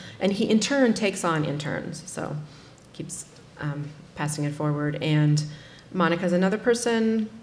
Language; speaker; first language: English; native; English